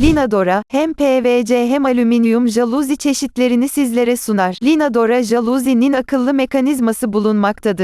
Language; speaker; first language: Turkish; native; Turkish